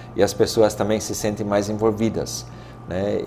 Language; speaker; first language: Portuguese; non-native, fluent; German